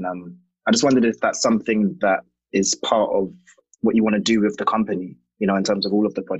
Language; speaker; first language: English; native; English